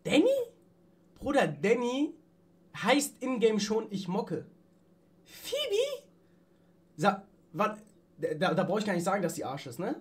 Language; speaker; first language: German; native; German